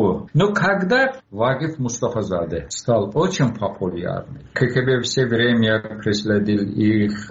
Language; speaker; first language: Russian; non-native, local second language; Azerbaijani